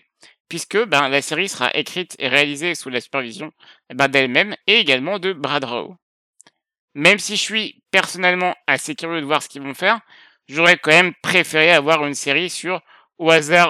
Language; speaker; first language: French; native; French